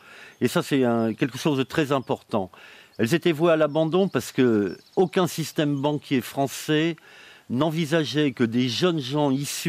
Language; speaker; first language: French; native; French